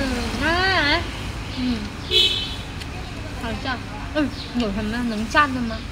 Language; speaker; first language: Chinese; non-native, fluent; Vietnamese